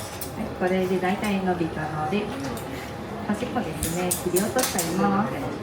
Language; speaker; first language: Japanese; native; Japanese